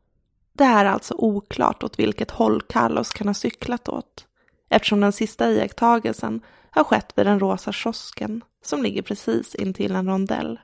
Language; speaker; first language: Swedish; native; Swedish